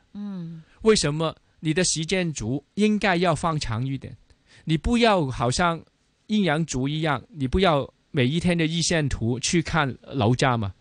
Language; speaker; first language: Chinese; non-native, local second language; Cantonese